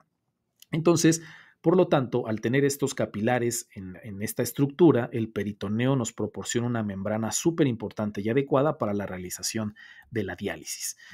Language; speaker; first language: Spanish; native; Spanish